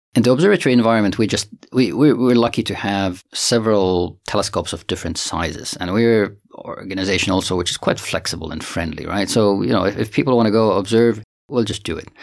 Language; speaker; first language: English; non-native, fluent; Finnish